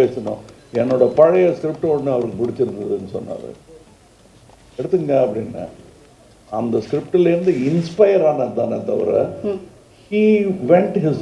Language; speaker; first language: Tamil; native; Tamil